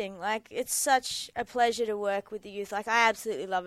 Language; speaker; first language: English; native; English